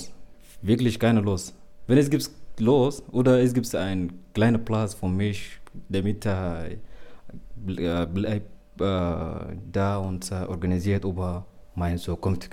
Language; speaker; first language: German; non-native, learner; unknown